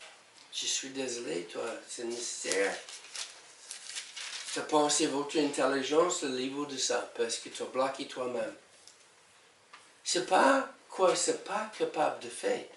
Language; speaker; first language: French; non-native, learner; English